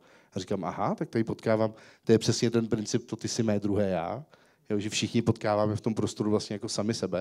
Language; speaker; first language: Czech; native; Czech